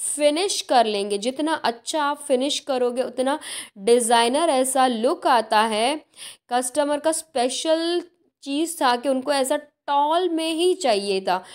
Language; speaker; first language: Hindi; non-native, local second language; Marathi